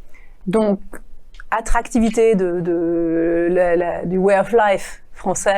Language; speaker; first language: French; native; French